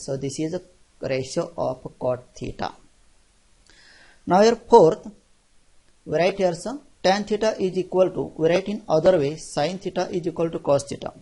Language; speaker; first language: English; non-native, local second language; Marathi